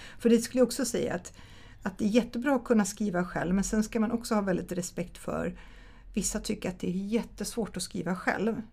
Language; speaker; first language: Swedish; early bilingual, other home language; German